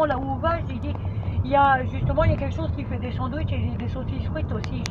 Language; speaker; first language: French; native; French